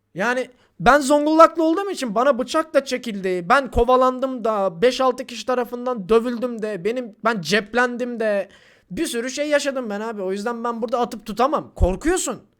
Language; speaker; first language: Turkish; native; Turkish